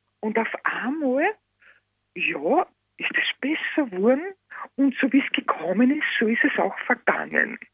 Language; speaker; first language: German; native; German